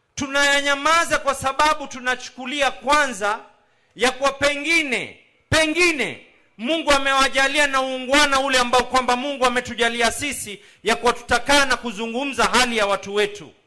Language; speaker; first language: Swahili; native; Swahili